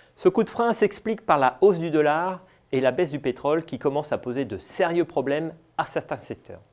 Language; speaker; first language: French; native; French